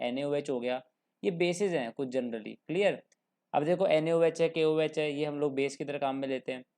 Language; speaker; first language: Hindi; native; Hindi